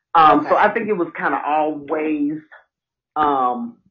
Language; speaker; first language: English; native; English